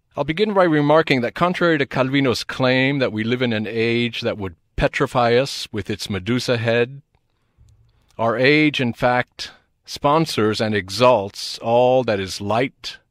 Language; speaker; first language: English; native; English